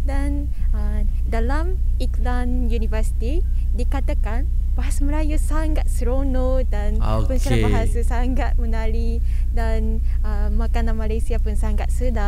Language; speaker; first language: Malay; non-native, fluent; Japanese